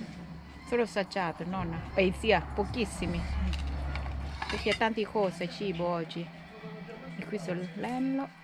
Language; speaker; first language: Italian; non-native, learner; Thai